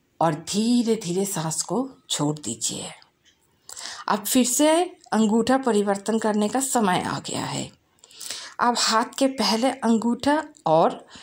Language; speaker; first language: Hindi; non-native, local second language; Bangla